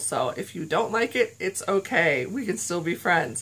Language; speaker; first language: English; native; English